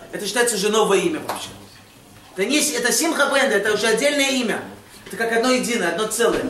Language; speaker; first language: Russian; early bilingual, heritage; Russian